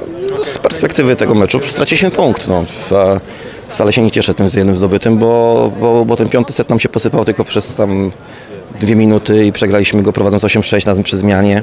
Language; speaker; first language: Polish; native; Polish